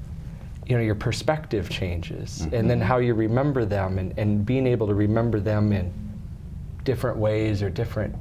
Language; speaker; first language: English; native; English